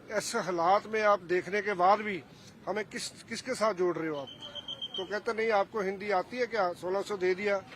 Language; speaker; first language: Urdu; non-native, local second language; Punjabi